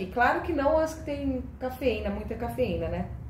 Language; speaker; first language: Portuguese; native; Portuguese